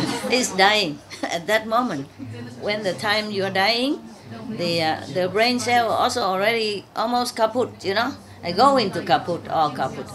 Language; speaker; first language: English; non-native, fluent; Vietnamese